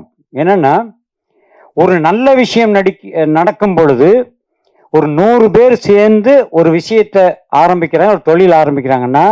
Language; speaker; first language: Tamil; native; Tamil